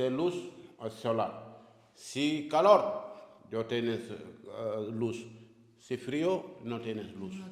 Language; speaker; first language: Spanish; non-native, learner; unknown